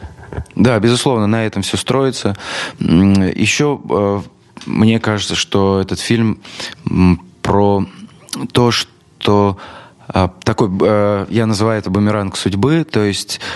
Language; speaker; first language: Russian; native; Russian